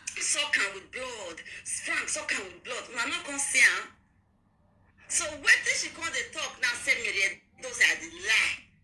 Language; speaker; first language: Nigerian Pidgin; native; Nigerian Pidgin